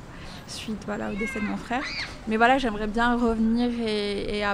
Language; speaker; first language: French; native; French